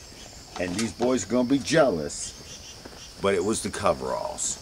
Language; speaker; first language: English; native; English